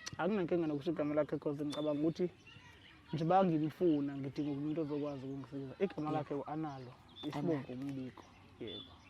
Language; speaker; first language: Zulu; non-native, local second language; Xhosa